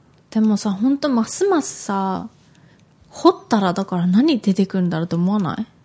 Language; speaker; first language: Japanese; native; Japanese